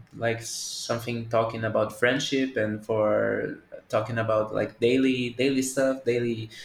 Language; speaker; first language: English; non-native, fluent; Portuguese